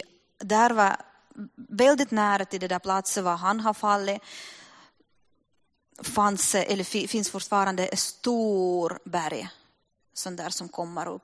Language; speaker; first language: Swedish; non-native, fluent; Russian